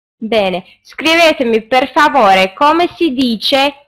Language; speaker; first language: Italian; non-native, fluent; Russian